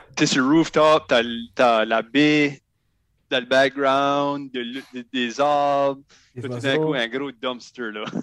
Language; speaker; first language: French; native; French